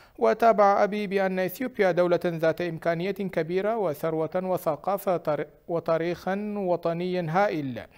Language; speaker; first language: Arabic; non-native, fluent; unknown